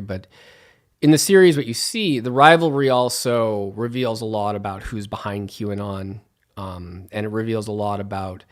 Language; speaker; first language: English; native; English